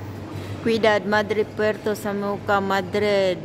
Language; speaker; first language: Spanish; non-native, learner; Filipino